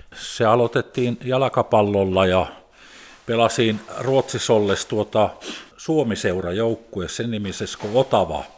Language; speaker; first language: Finnish; early bilingual, heritage; Finnish